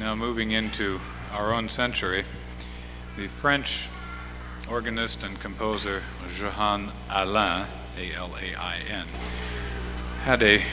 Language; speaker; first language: English; native; English